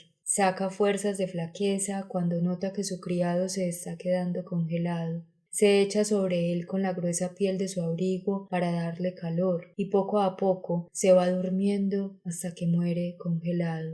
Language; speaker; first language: Spanish; native; Spanish